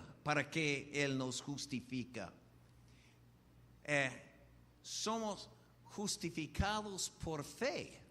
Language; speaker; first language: Spanish; non-native, fluent; English